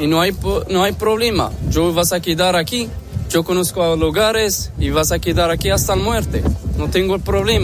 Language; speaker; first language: Spanish; non-native, learner; Arabic